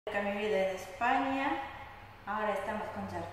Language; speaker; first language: Spanish; non-native, learner; Russian